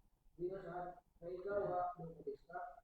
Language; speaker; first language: Japanese; non-native, learner; Indonesian